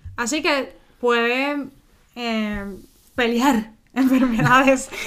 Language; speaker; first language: Spanish; early bilingual, heritage; Spanish